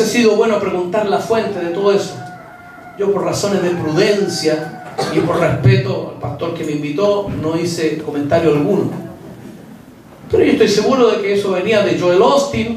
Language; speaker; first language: Spanish; native; Spanish